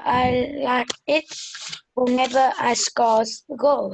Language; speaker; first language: English; non-native, learner; Vietnamese